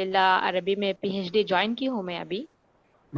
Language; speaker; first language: Hindi; native; Hindi